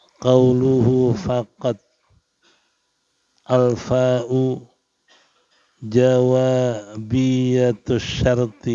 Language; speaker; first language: Arabic; non-native, fluent; Indonesian